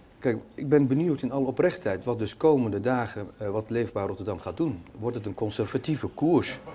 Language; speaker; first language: Dutch; early bilingual, other home language; Turkish